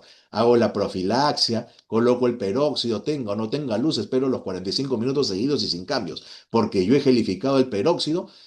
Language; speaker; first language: Spanish; native; Spanish